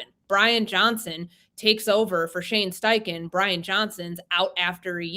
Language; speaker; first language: English; native; English